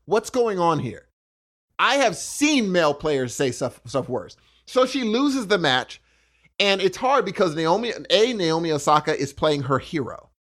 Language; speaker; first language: English; native; English